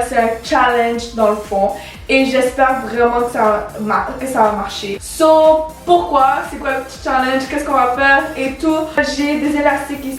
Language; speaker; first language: French; early bilingual, other home language; Spanish